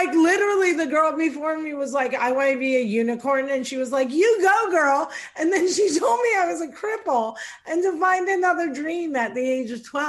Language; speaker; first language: English; native; English